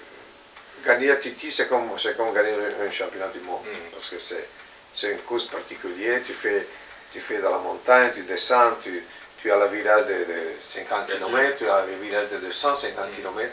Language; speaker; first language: French; non-native, fluent; Italian